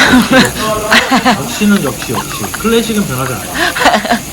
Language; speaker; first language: Korean; native; Korean